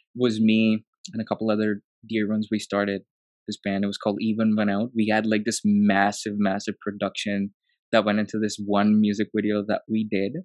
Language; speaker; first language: English; non-native, local second language; Telugu